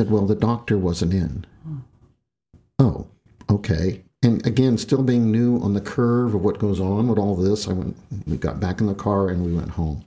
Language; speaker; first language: English; native; English